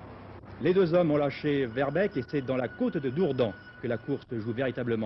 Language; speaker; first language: French; native; French